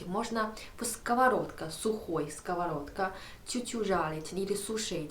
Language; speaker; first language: Russian; non-native, learner; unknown